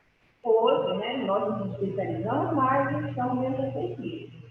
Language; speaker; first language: Portuguese; native; Portuguese